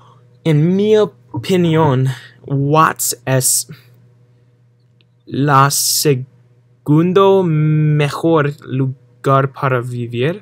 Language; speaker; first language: Spanish; non-native, learner; English